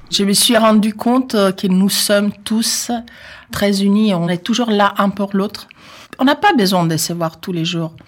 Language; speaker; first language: French; non-native, fluent; Italian